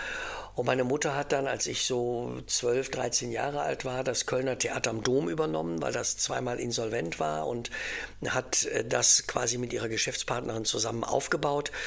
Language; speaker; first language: German; native; German